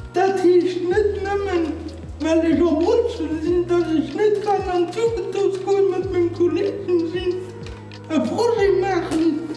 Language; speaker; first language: German; non-native, local second language; Luxembourgish